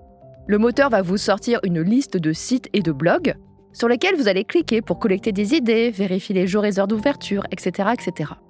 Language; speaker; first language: French; native; French